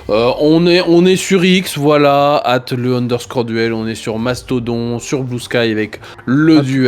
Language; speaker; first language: French; native; French